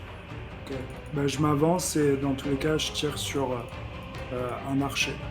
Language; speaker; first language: French; native; French